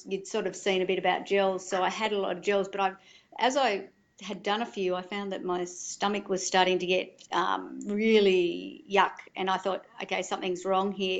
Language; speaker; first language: English; native; English